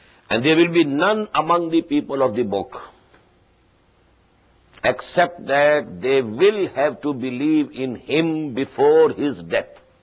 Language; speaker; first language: English; non-native, local second language; Urdu